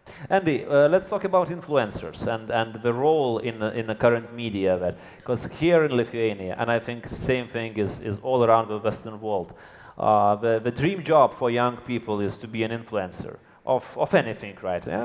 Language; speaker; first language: English; non-native, fluent; Lithuanian